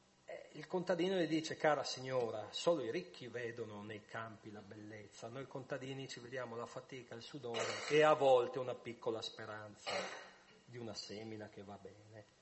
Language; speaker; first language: Italian; native; Italian